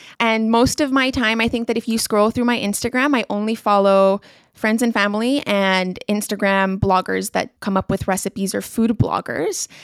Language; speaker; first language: English; non-native, local second language; Spanish